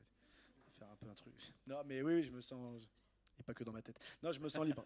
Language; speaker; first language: French; native; French